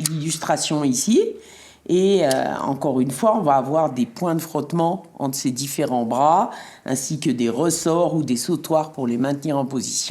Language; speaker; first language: French; native; French